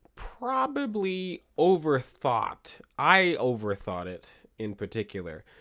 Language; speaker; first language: English; native; English